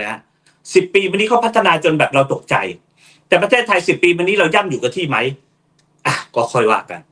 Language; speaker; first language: Thai; native; Thai